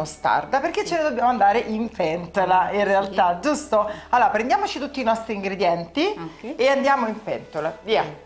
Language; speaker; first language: Italian; native; Italian